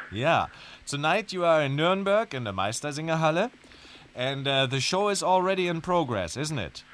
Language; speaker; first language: English; non-native, fluent; German